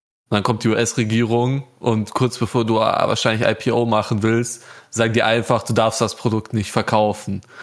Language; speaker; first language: German; native; German